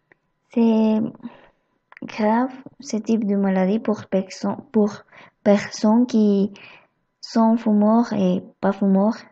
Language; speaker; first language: French; non-native, learner; Spanish